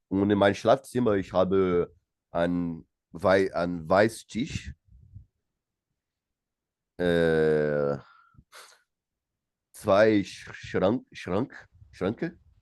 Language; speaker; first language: German; non-native, learner; Portuguese